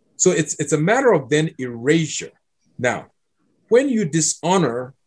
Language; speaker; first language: English; non-native, local second language; Akan